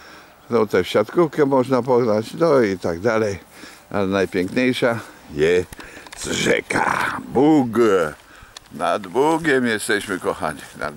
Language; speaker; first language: Polish; native; Polish